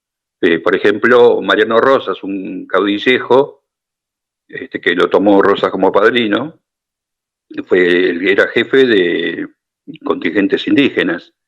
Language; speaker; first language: Spanish; native; Spanish